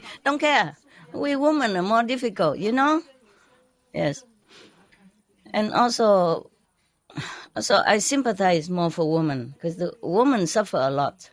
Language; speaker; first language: English; non-native, fluent; Vietnamese